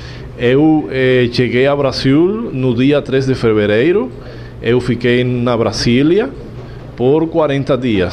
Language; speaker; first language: Portuguese; non-native, learner; Spanish